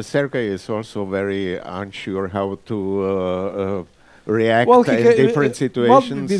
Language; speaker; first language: English; non-native, fluent; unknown